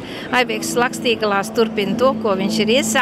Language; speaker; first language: Latvian; native; Latvian